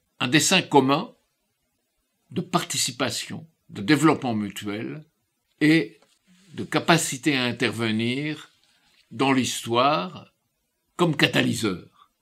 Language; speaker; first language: French; native; French